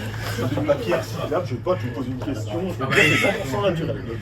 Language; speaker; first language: French; native; French